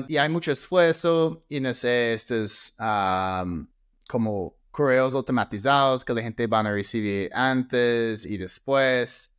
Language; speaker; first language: Spanish; non-native, fluent; English